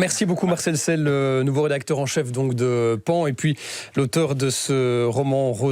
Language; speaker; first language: French; native; French